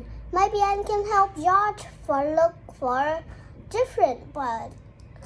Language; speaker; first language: English; non-native, learner; Vietnamese